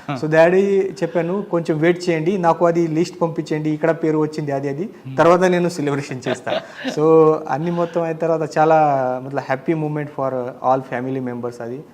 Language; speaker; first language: Telugu; non-native, learner; Marathi